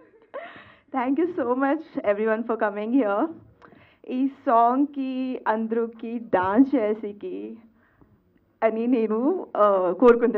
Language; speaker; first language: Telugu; non-native, learner; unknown